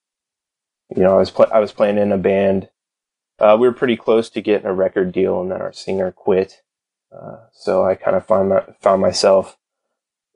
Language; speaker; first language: English; native; English